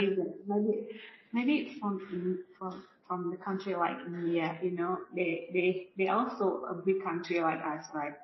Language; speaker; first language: English; non-native, learner; Indonesian